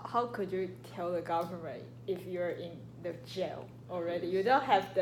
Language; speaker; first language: English; non-native, learner; Chinese